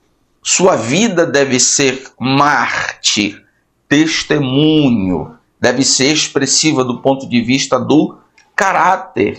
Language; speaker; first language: Portuguese; native; Portuguese